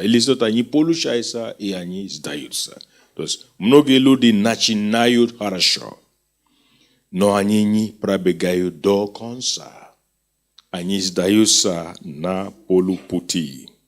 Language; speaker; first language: Russian; non-native, fluent; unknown